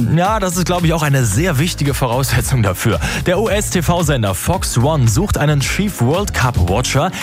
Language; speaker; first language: German; native; German